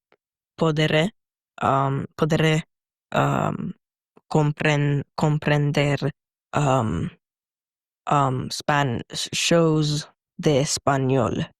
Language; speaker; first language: Spanish; non-native, learner; English